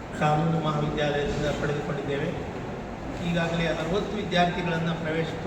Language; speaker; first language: Kannada; native; Kannada